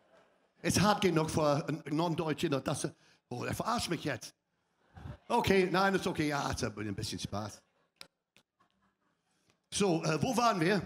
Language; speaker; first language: German; non-native, fluent; English